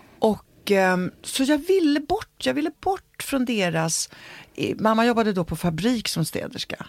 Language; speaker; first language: Swedish; early bilingual, other home language; Italian